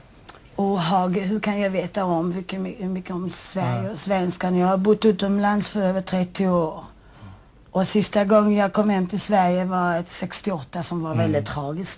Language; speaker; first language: Swedish; native; Swedish